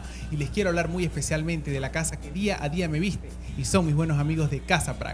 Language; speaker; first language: Spanish; native; Spanish